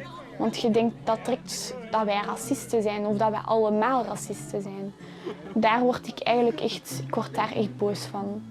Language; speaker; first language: Dutch; non-native, local second language; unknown